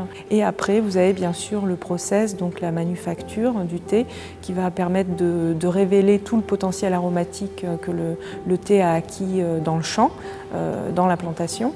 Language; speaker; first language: French; native; French